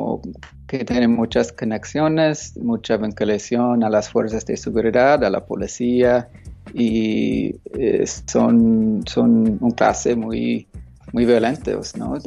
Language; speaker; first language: Spanish; non-native, fluent; English